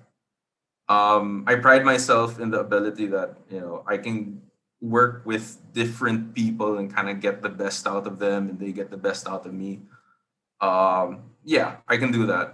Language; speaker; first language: English; non-native, local second language; Filipino